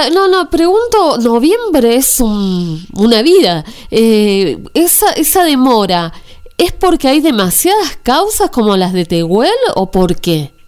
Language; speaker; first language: Spanish; native; Spanish